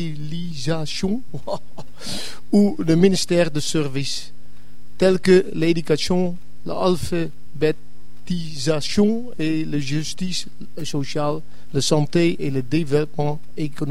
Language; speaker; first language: French; non-native, learner; English